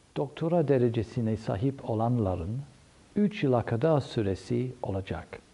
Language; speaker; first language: Turkish; non-native, fluent; English